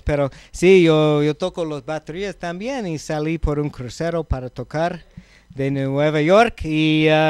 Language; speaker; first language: Spanish; non-native, learner; English